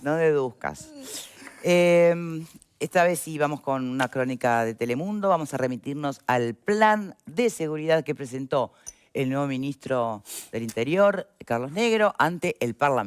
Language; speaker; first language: Spanish; native; Spanish